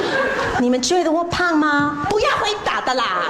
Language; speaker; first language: Chinese; non-native, fluent; English